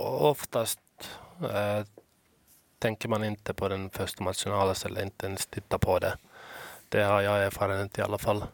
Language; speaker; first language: Swedish; non-native, local second language; Finnish